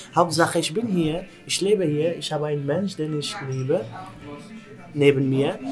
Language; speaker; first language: German; non-native, fluent; Indonesian